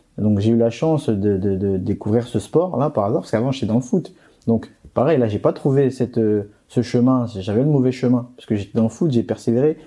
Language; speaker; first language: French; early bilingual, other home language; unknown